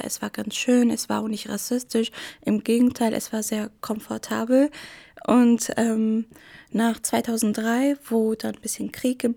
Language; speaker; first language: German; early bilingual, other home language; Arabic